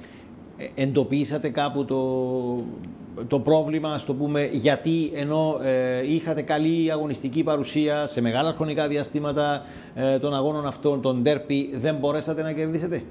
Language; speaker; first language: Greek; native; Greek